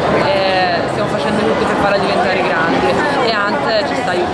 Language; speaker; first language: Italian; native; Italian